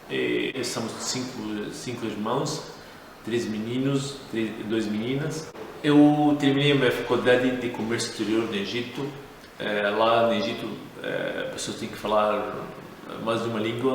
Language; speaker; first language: Portuguese; non-native, learner; Arabic